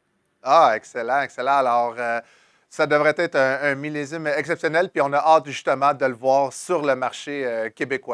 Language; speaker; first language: French; native; French